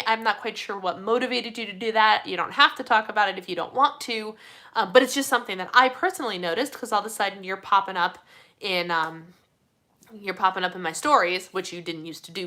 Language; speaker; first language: English; native; English